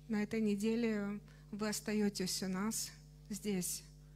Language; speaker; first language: Russian; non-native, fluent; Romanian